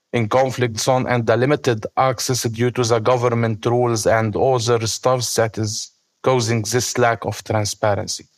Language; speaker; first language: English; non-native, fluent; Arabic